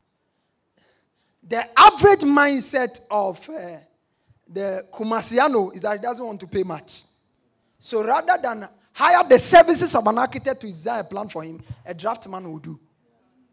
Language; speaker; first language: English; non-native, local second language; Akan